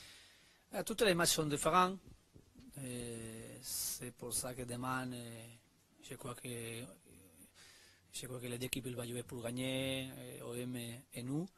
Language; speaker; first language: French; non-native, learner; Spanish